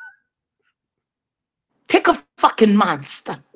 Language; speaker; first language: English; native; English